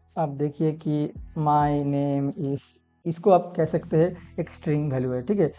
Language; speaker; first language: Hindi; non-native, local second language; Bangla